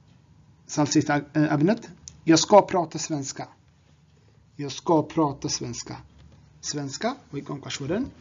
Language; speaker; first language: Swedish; non-native, fluent; Tigrinya